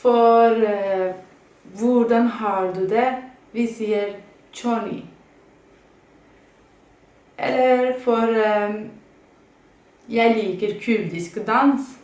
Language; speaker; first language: Norwegian; non-native, fluent; Kurdish